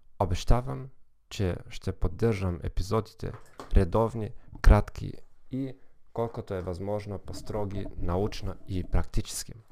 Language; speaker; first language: Bulgarian; non-native, learner; German